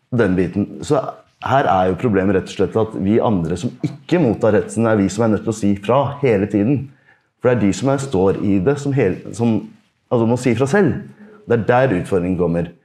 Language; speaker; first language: Norwegian; early bilingual, other home language; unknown